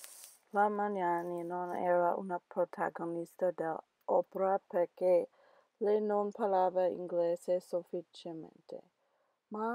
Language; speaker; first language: Italian; non-native, learner; English